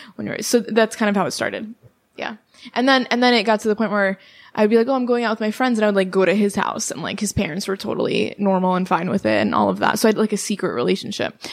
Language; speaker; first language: English; early bilingual, other home language; Serbian